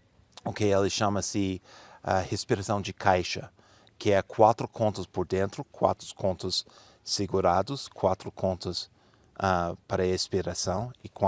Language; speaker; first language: Portuguese; non-native, fluent; English